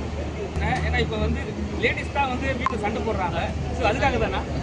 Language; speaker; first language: Tamil; native; Tamil